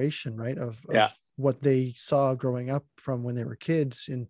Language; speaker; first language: English; non-native, fluent; French